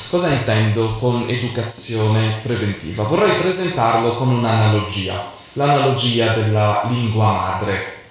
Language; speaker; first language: Italian; non-native, fluent; Arabic